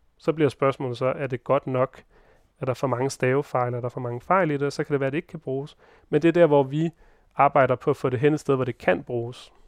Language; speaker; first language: Danish; native; Danish